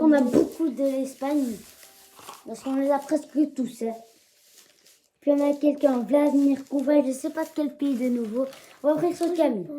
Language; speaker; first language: French; native; French